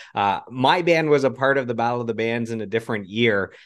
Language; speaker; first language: English; native; English